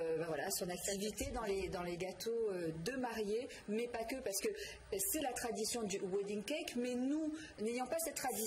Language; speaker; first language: French; native; French